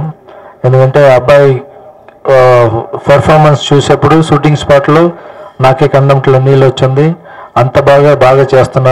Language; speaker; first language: Telugu; non-native, fluent; Tamil